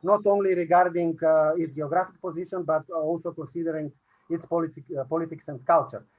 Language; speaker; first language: English; non-native, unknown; Macedonian